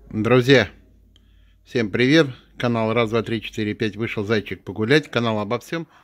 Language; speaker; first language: Russian; non-native, local second language; Tatar